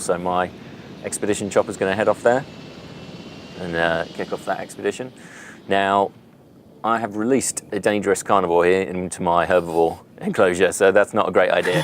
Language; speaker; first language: English; native; English